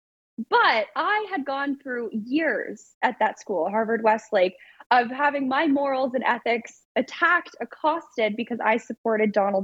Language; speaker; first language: English; native; English